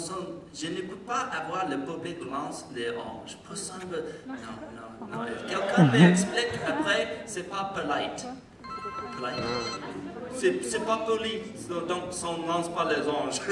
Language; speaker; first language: French; non-native, learner; English